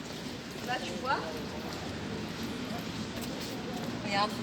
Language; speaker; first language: French; native; French